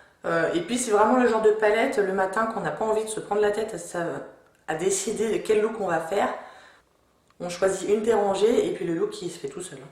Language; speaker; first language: French; native; French